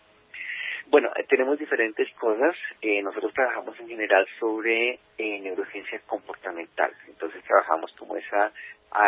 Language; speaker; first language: Spanish; native; Spanish